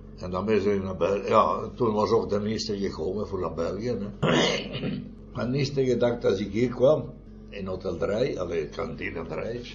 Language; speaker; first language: Dutch; non-native, fluent; Italian